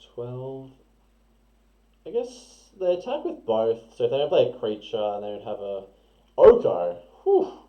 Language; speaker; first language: English; native; English